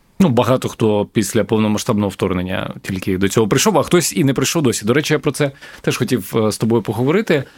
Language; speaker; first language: Ukrainian; native; Ukrainian